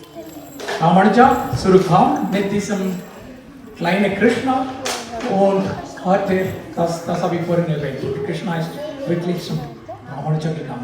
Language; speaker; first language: German; non-native, learner; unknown